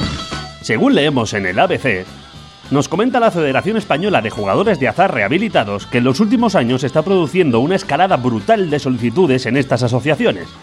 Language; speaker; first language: Spanish; native; Spanish